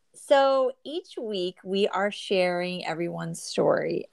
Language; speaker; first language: English; native; English